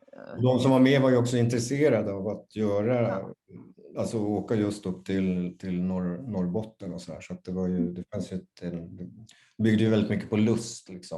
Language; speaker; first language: Swedish; native; Swedish